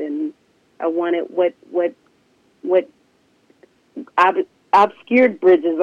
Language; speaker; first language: English; native; English